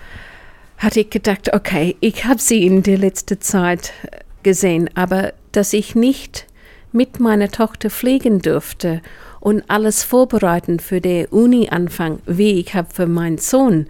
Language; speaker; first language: German; non-native, fluent; English